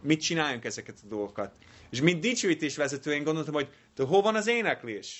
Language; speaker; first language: Hungarian; non-native, learner; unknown